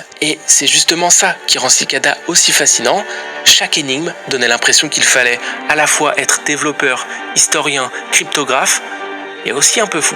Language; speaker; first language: French; native; French